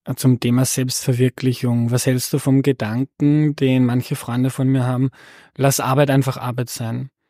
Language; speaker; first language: German; native; German